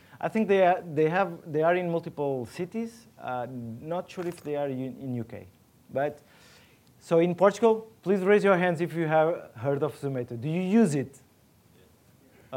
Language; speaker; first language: English; non-native, fluent; Portuguese